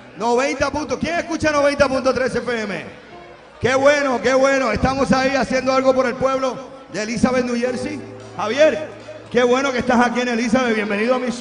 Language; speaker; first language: Spanish; native; Spanish